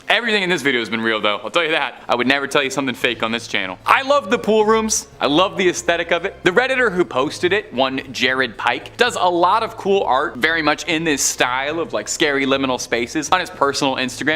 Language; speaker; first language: English; native; English